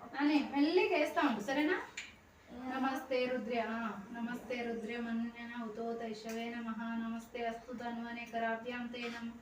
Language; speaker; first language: Telugu; native; Telugu